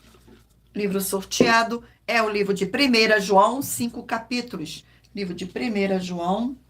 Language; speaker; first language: Portuguese; native; Portuguese